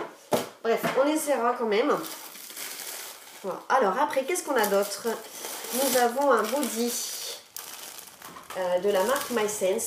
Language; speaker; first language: French; native; French